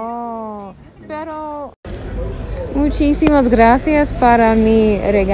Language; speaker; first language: Spanish; non-native, learner; English